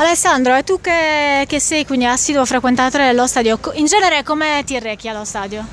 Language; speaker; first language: Italian; native; Italian